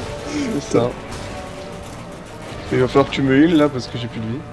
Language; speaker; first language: French; native; French